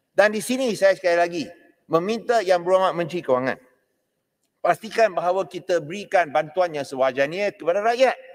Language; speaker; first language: Malay; non-native, local second language; Chinese